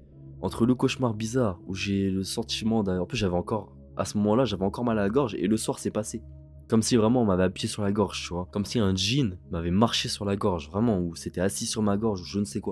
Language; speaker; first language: French; native; French